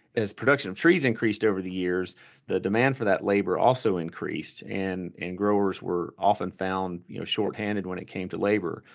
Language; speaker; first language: English; native; English